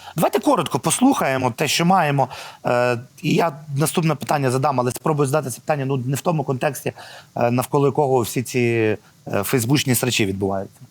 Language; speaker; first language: Ukrainian; native; Ukrainian